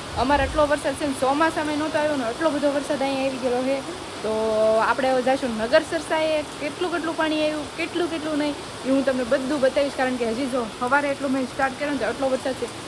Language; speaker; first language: Gujarati; native; Gujarati